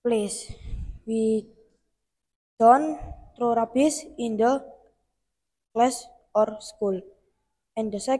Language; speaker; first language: English; non-native, learner; Indonesian